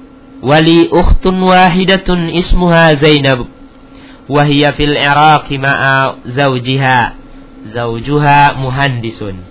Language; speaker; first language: Arabic; non-native, fluent; Indonesian